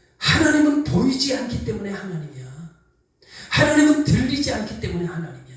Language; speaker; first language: Korean; native; Korean